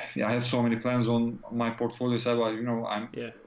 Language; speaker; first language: English; non-native, fluent; Turkish